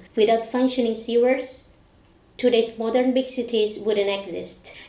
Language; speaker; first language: English; non-native, fluent; Indonesian